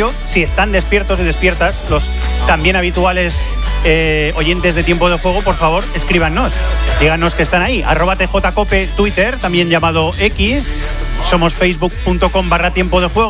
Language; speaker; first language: Spanish; native; Spanish